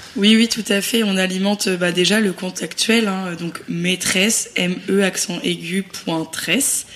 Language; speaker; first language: French; native; French